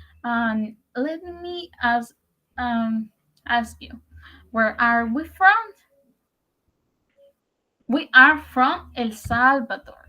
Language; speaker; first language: English; non-native, learner; Spanish